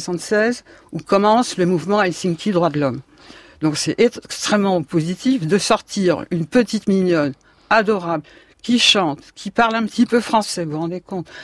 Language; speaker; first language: French; native; French